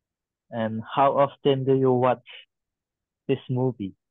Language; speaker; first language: English; non-native, learner; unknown